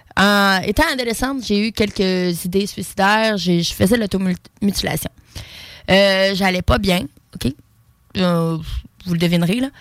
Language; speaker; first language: French; native; French